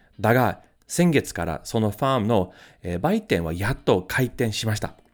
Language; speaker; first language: Japanese; non-native, fluent; English